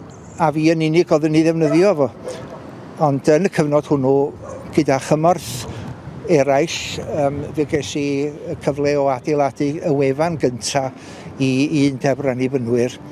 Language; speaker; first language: Welsh; native; Welsh